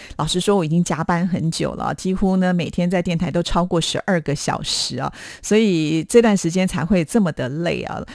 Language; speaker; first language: Chinese; native; Chinese